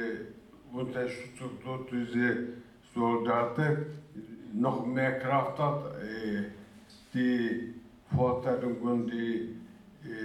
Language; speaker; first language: German; early bilingual, other home language; Turkish